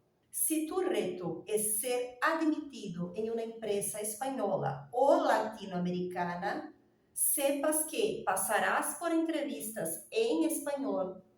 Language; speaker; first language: Spanish; non-native, fluent; Portuguese